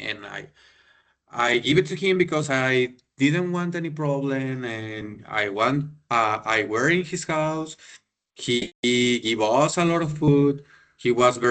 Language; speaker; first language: English; non-native, learner; Spanish